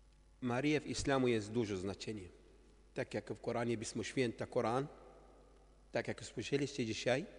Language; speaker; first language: Polish; non-native, learner; Arabic